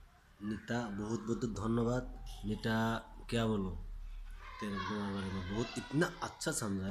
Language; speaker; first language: Hindi; non-native, learner; Bangla